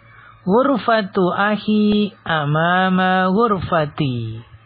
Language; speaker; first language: Arabic; non-native, fluent; Indonesian